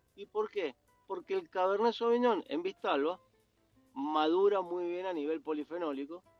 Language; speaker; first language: Spanish; native; Spanish